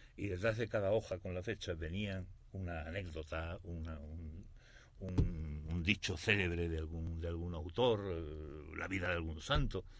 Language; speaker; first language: Spanish; native; Spanish